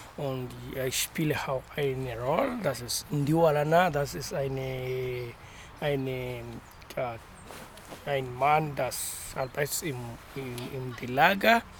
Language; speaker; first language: German; non-native, learner; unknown